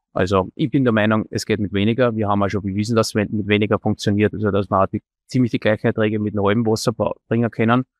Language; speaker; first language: German; native; German